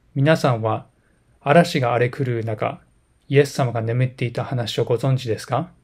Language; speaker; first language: Japanese; native; Japanese